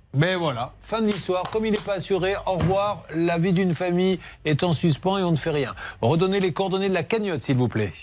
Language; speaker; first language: French; native; French